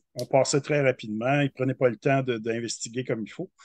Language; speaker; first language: French; native; French